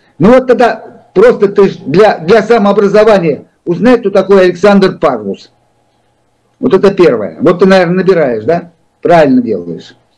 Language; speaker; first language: Russian; native; Russian